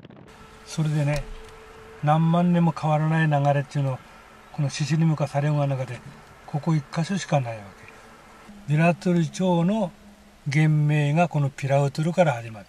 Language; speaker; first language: Japanese; native; Japanese